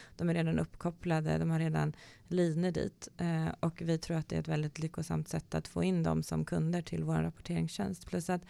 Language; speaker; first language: Swedish; native; Swedish